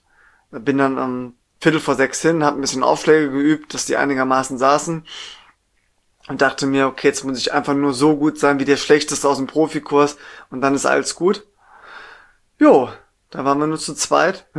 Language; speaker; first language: German; native; German